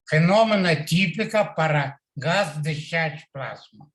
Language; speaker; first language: Spanish; non-native, learner; Russian